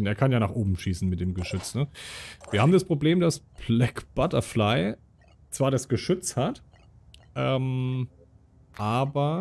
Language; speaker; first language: German; native; German